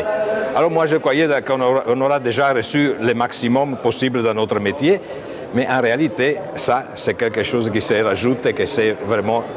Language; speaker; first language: French; non-native, fluent; Italian